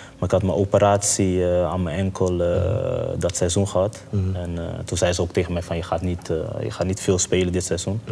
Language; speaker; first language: Dutch; early bilingual, other home language; Papiamento